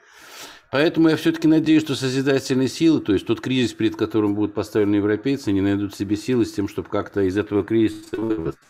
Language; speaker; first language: Russian; native; Russian